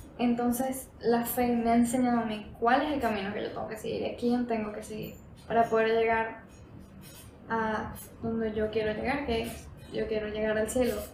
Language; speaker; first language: Spanish; native; Spanish